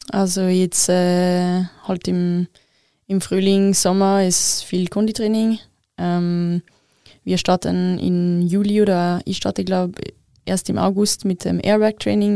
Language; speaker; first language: German; non-native, local second language; French